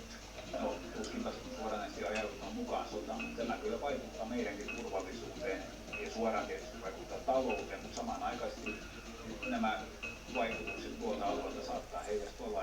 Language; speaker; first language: Finnish; native; Finnish